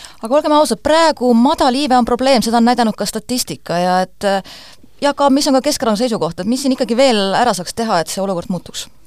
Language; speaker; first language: Estonian; native; Estonian